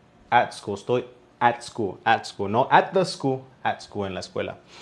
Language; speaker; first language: English; early bilingual, other home language; Spanish